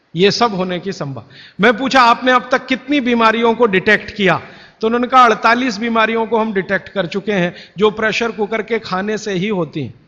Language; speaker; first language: Hindi; native; Hindi